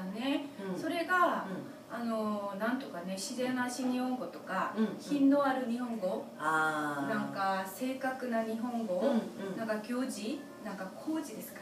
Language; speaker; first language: Japanese; non-native, fluent; Korean